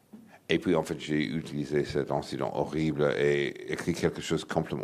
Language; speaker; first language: French; non-native, fluent; English